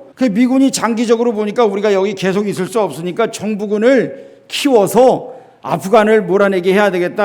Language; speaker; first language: Korean; native; Korean